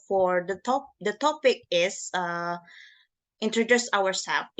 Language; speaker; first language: English; non-native, learner; Indonesian